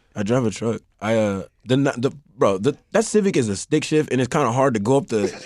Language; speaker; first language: English; native; English